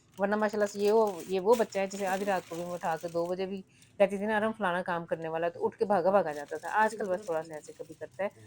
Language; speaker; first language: Urdu; non-native, local second language; Punjabi